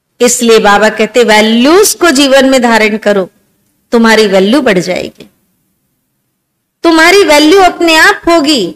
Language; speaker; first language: Hindi; native; Hindi